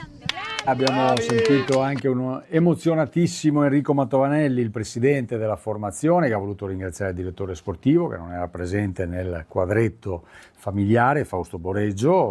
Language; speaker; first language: Italian; native; Italian